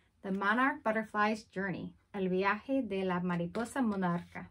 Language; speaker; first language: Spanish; non-native, fluent; English